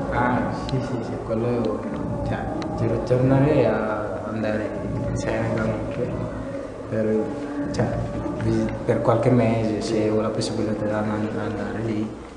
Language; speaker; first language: Italian; non-native, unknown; Wolof